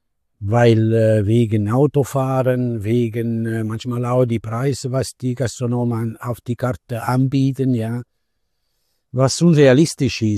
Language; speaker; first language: German; non-native, learner; Italian